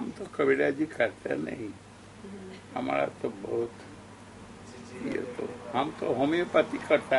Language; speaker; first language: Hindi; non-native, local second language; Bangla